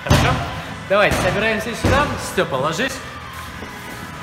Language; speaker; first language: Russian; native; Russian